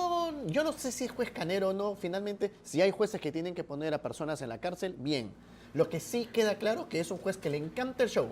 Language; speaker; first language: Spanish; native; Spanish